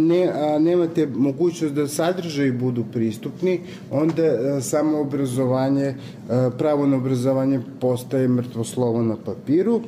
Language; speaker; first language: Serbian; native; Serbian